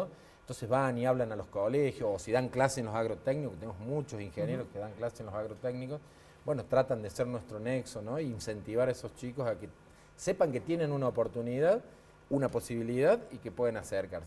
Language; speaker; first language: Spanish; native; Spanish